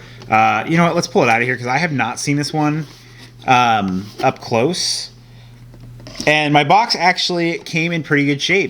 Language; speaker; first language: English; native; English